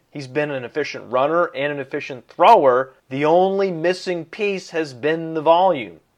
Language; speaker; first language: English; early bilingual, other home language; Italian